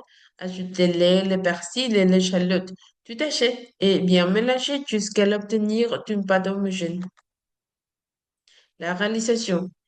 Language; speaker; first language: French; non-native, learner; Spanish